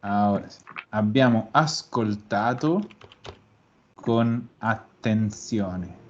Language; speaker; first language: Italian; non-native, fluent; Spanish